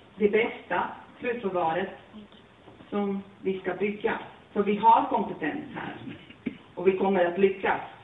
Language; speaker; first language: Swedish; non-native, fluent; Latvian